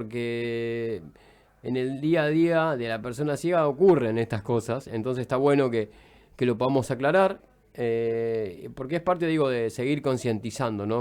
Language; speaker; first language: Spanish; native; Spanish